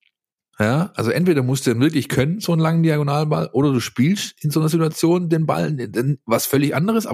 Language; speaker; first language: German; native; German